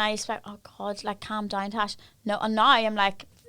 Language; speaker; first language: English; native; English